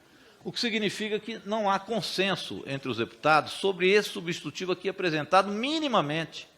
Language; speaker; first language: Portuguese; native; Portuguese